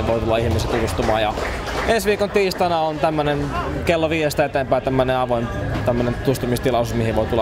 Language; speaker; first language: Finnish; native; Finnish